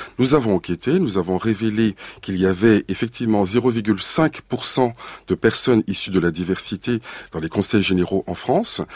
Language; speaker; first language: French; native; French